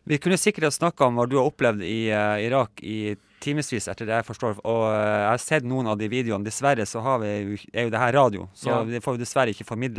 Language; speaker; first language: Norwegian; native; Norwegian